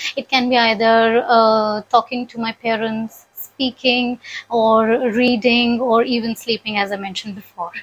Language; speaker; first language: English; non-native, local second language; Punjabi